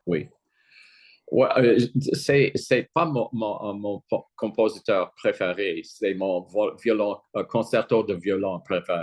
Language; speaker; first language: French; non-native, fluent; English